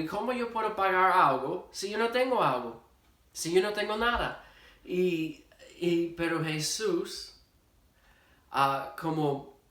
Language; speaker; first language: Spanish; non-native, fluent; English